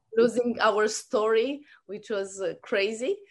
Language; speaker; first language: English; non-native, fluent; Romanian